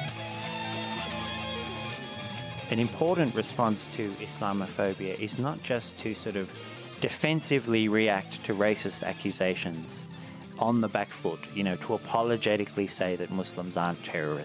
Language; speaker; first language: English; native; English